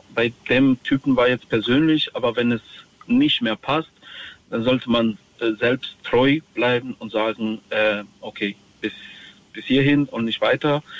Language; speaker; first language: German; non-native, fluent; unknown